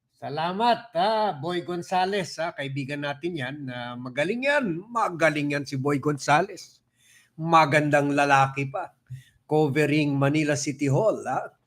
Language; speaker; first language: Filipino; native; Filipino